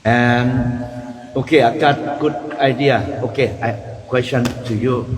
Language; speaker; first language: English; non-native, learner; Thai